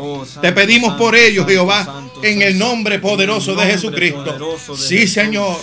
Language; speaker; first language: Spanish; native; Spanish